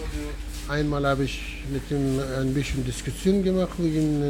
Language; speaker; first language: German; non-native, learner; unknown